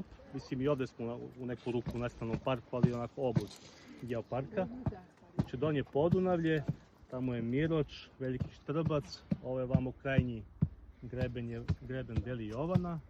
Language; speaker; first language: Bosnian; native; Bosnian